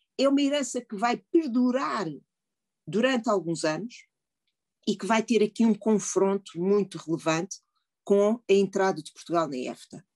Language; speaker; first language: Portuguese; native; Portuguese